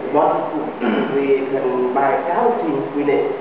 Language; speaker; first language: English; non-native, learner; Vietnamese